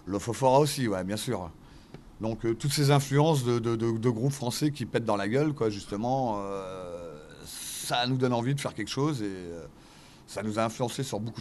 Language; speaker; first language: French; native; French